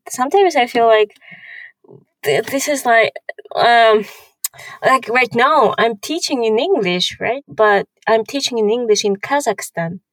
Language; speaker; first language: English; non-native, fluent; Kazakh